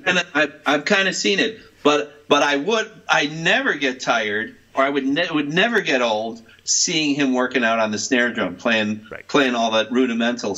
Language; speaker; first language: English; native; English